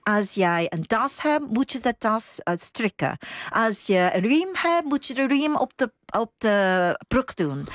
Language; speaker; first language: Dutch; non-native, fluent; Cantonese